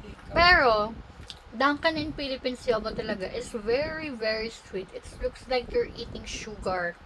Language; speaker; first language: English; non-native, local second language; Filipino